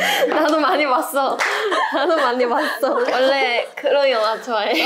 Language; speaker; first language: Korean; non-native, fluent; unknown